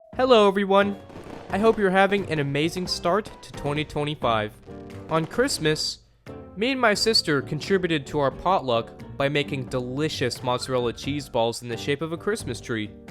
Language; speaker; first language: English; native; English